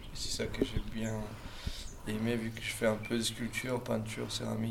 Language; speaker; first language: French; non-native, fluent; Spanish